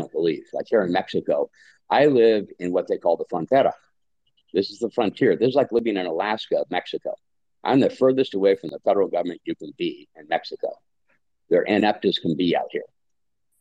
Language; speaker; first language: English; native; English